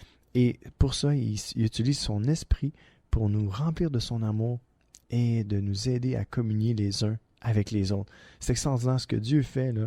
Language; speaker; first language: French; native; French